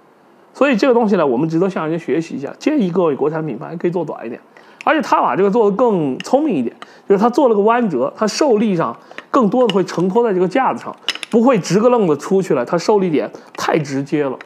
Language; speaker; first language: Chinese; native; Chinese